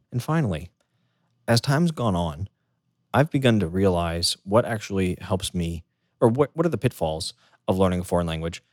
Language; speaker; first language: English; native; English